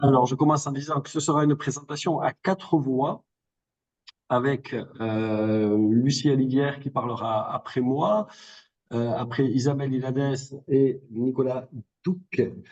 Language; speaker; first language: French; native; French